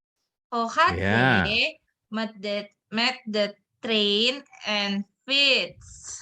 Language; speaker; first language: Dutch; non-native, learner; Indonesian